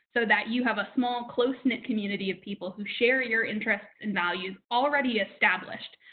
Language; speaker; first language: English; native; English